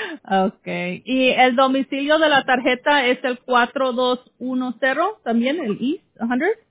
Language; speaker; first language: Spanish; early bilingual, heritage; Spanish